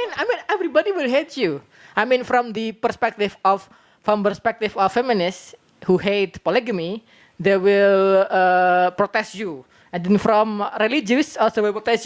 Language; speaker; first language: English; non-native, learner; Indonesian